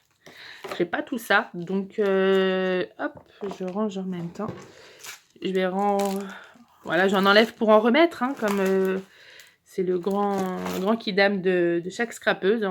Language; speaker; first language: French; native; French